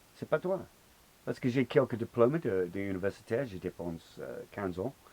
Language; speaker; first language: French; non-native, learner; English